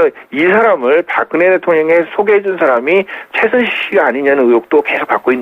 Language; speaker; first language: Korean; native; Korean